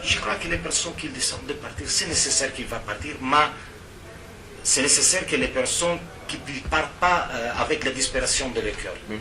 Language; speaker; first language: French; non-native, fluent; Italian